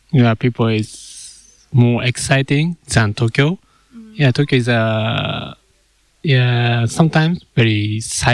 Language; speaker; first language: English; non-native, learner; Japanese